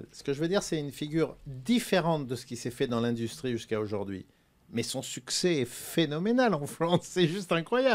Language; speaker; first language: French; native; French